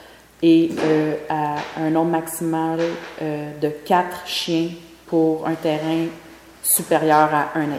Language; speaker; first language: French; native; French